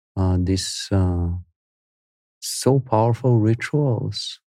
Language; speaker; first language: English; non-native, fluent; Spanish